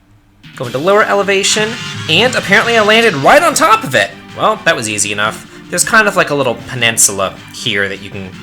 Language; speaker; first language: English; native; English